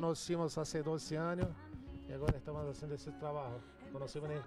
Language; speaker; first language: Spanish; non-native, local second language; Portuguese